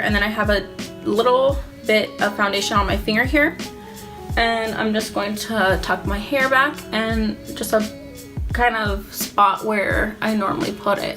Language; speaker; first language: English; native; English